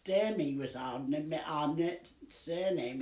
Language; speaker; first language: English; native; English